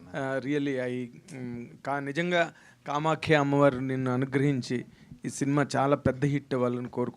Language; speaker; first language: Telugu; native; Telugu